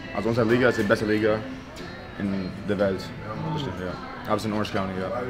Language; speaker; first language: German; early bilingual, heritage; German